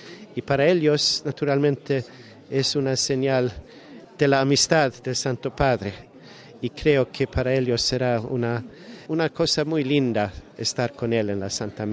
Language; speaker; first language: Spanish; non-native, fluent; Swedish